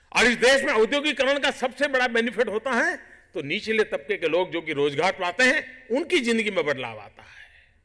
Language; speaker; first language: Hindi; non-native, local second language; Gujarati